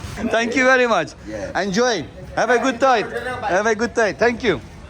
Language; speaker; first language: English; non-native, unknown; Turkish